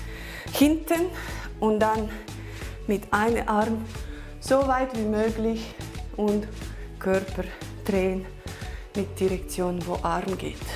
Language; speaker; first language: German; non-native, learner; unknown